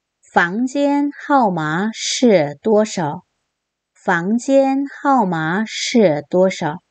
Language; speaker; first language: Chinese; non-native, fluent; Korean